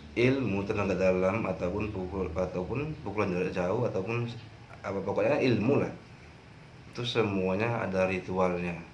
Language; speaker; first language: Indonesian; native; Indonesian